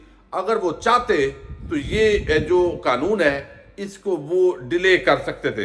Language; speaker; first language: Urdu; native; Urdu